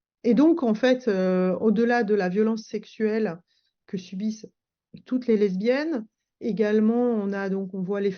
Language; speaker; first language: French; native; French